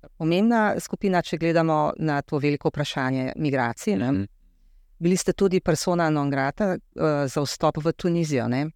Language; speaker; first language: Slovenian; native; Slovenian